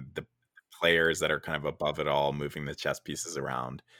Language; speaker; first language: English; native; English